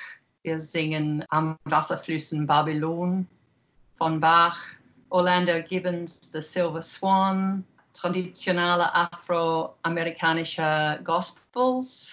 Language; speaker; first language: German; non-native, learner; English